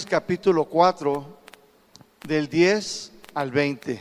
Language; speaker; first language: Spanish; native; Spanish